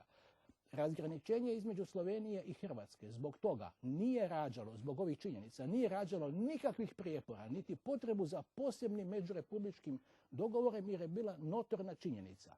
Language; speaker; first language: Croatian; native; Croatian